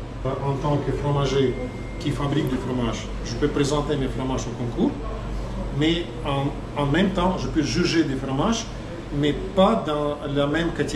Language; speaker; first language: French; non-native, learner; Russian